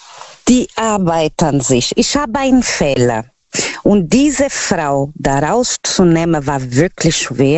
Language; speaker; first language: German; non-native, learner; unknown